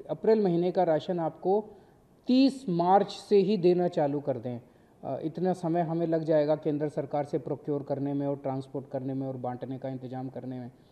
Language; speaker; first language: Hindi; native; Hindi